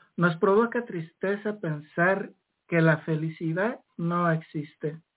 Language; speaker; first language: Spanish; native; Spanish